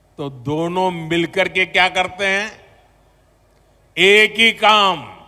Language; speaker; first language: Hindi; non-native, local second language; Gujarati